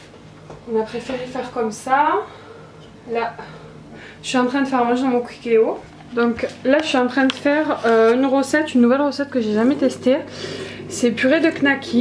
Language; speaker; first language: French; native; French